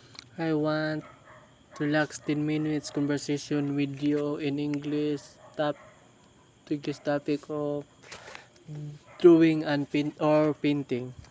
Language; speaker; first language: English; non-native, learner; Filipino